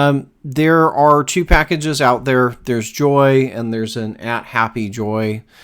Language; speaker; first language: English; native; English